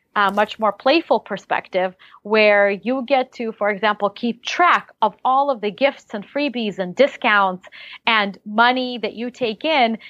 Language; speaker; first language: English; early bilingual, other home language; Russian